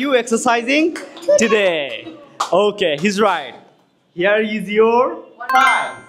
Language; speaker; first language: English; non-native, fluent; Bangla